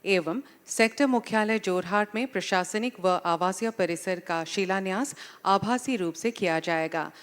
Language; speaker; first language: Hindi; non-native, local second language; Assamese